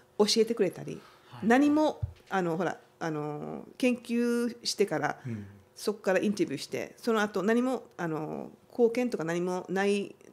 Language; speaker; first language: Japanese; native; Japanese